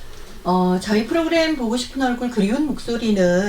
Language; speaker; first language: Korean; native; Korean